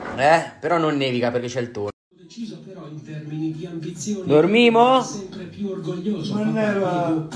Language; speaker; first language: Italian; native; Italian